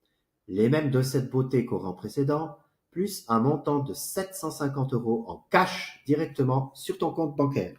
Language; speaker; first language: French; native; French